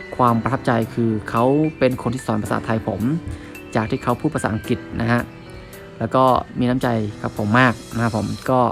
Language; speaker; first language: Thai; non-native, fluent; Khmer